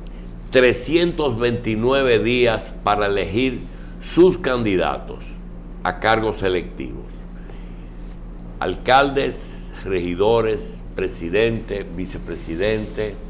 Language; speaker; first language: Spanish; native; Spanish